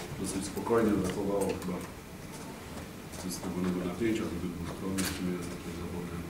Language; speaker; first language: Polish; native; Polish